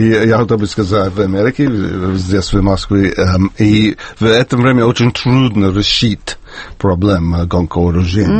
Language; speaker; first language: Russian; non-native, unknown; English